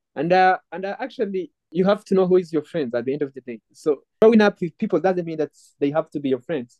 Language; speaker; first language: English; non-native, local second language; Kinyarwanda